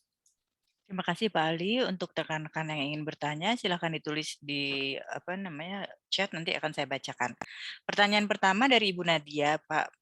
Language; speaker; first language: Indonesian; native; Indonesian